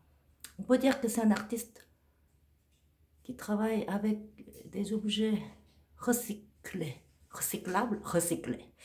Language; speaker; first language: French; non-native, fluent; Korean